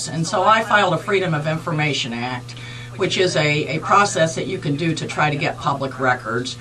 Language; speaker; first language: English; native; English